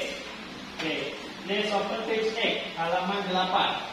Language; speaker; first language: English; non-native, fluent; Indonesian